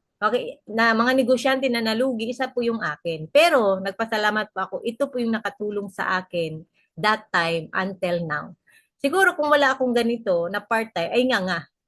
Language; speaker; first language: Filipino; non-native, local second language; Cebuano